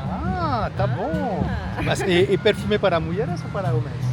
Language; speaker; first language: Portuguese; non-native, learner; French